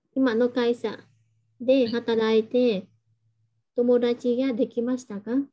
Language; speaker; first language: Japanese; non-native, fluent; Vietnamese